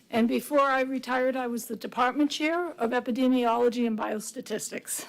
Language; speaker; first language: English; native; English